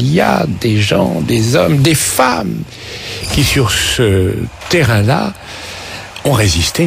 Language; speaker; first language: French; native; French